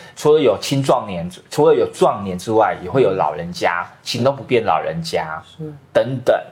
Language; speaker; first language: Chinese; native; Chinese